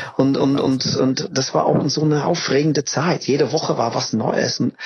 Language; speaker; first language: German; non-native, fluent; English